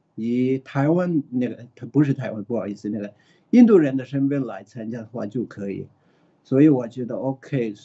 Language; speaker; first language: Chinese; early bilingual, other home language; Tibetan